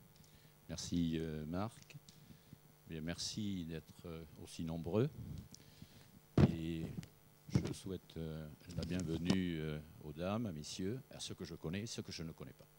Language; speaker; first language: French; native; French